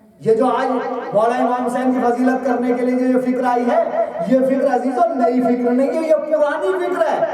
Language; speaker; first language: Urdu; native; Urdu